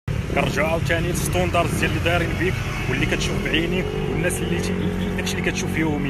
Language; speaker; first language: Arabic; native; Arabic